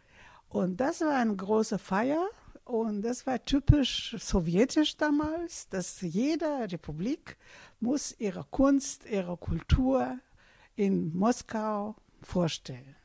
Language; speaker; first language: German; non-native, fluent; Russian